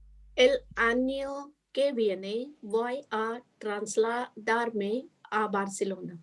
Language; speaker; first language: Spanish; non-native, learner; English